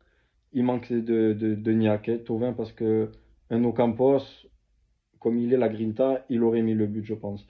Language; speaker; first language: French; native; French